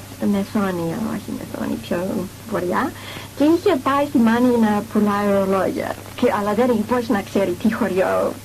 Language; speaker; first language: Greek; non-native, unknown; English